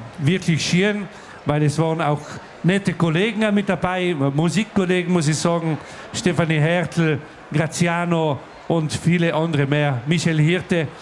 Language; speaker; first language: German; non-native, local second language; Ladin